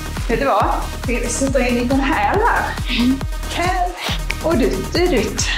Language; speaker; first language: Swedish; native; Swedish